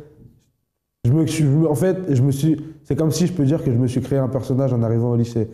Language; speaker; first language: French; native; French